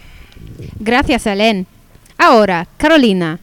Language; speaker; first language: Spanish; non-native, learner; English